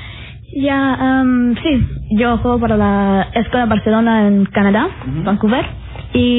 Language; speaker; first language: Spanish; early bilingual, heritage; Spanish